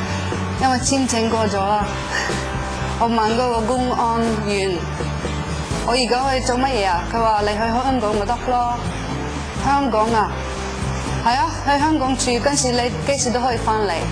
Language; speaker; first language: Cantonese; non-native, fluent; Norwegian